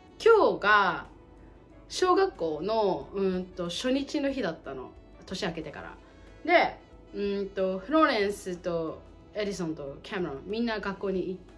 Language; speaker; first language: Japanese; native; Japanese